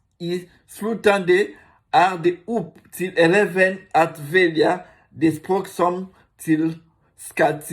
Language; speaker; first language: Swedish; non-native, learner; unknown